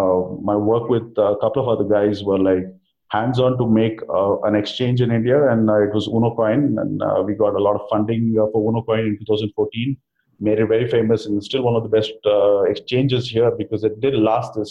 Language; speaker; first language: English; non-native, local second language; Kannada